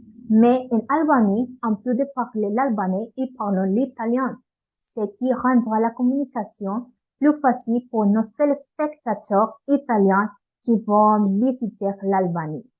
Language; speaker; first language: French; non-native, learner; Spanish